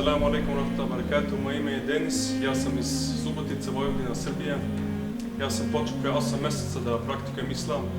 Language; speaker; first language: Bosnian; early bilingual, heritage; Bosnian